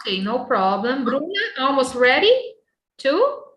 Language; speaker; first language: English; non-native, fluent; Portuguese